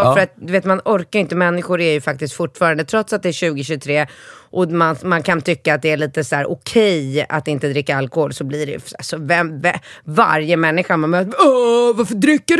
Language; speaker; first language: Swedish; native; Swedish